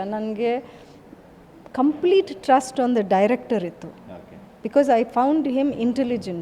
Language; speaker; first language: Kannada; early bilingual, heritage; English